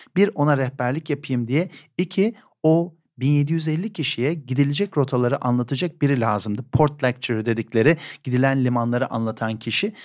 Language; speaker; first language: Turkish; native; Turkish